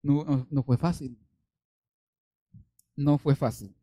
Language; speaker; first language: Spanish; native; Spanish